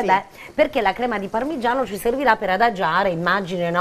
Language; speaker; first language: Italian; native; Italian